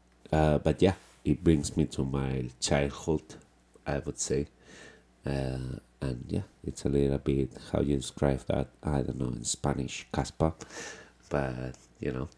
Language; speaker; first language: English; non-native, fluent; Spanish